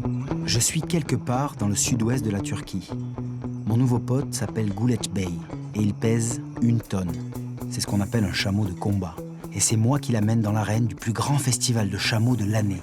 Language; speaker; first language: French; native; French